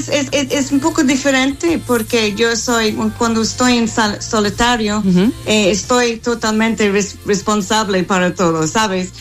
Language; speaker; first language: Spanish; non-native, fluent; English